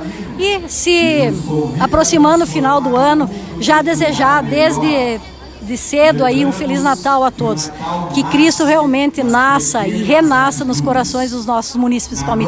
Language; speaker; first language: Portuguese; native; Portuguese